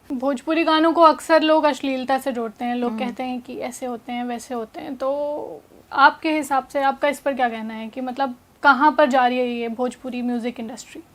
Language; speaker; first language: Hindi; native; Hindi